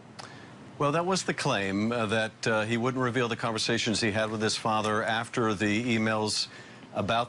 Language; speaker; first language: English; native; English